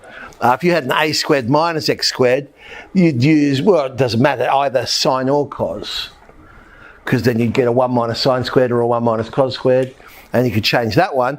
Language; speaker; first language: English; native; English